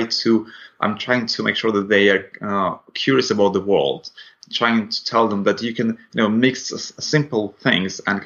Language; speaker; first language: English; non-native, fluent; Russian